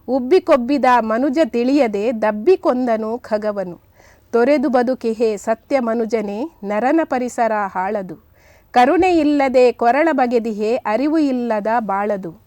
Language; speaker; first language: Kannada; native; Kannada